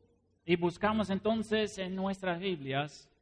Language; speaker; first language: Spanish; non-native, fluent; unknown